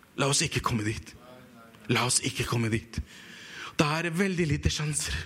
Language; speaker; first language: Norwegian; non-native, fluent; Spanish